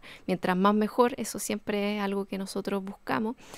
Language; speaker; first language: Spanish; native; Spanish